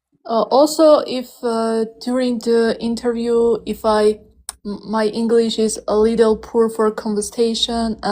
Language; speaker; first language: English; non-native, learner; Armenian